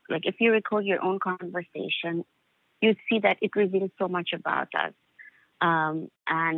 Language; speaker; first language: English; non-native, local second language; Bangla